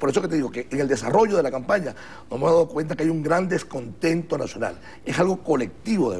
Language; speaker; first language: Spanish; native; Spanish